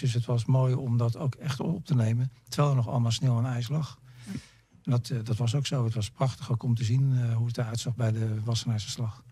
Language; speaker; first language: Dutch; native; Dutch